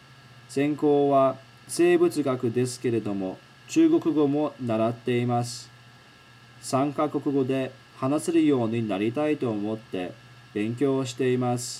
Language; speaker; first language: Japanese; early bilingual, heritage; Japanese